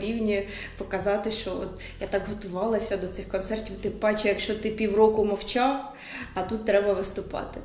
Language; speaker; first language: Ukrainian; native; Ukrainian